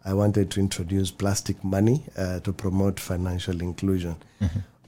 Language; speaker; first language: English; non-native, local second language; Swahili